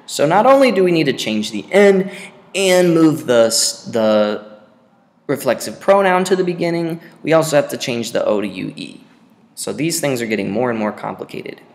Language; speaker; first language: English; native; English